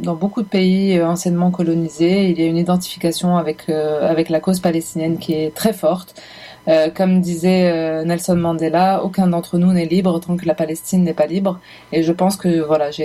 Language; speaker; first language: French; non-native, local second language; Arabic